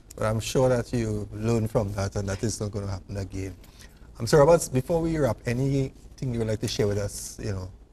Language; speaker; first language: English; native; English